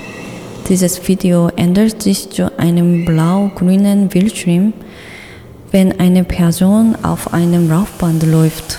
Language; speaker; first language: German; non-native, learner; Korean